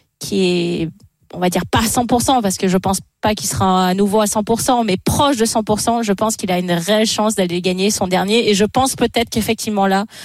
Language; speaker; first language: French; native; French